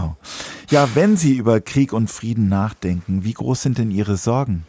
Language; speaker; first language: German; native; German